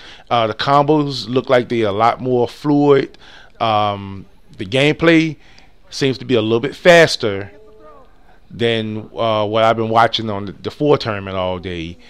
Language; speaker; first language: English; native; English